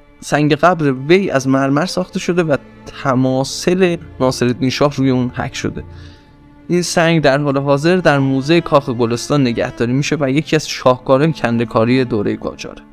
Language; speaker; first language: Persian; non-native, local second language; Azerbaijani